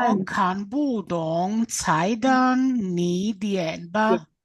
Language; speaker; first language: Chinese; non-native, learner; Greek